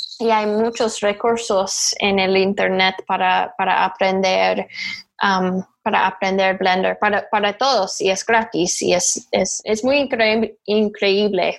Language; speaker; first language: Spanish; non-native, learner; English